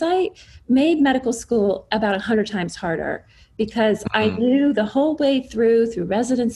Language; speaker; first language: English; native; English